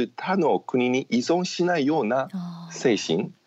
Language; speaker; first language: Japanese; non-native, fluent; Chinese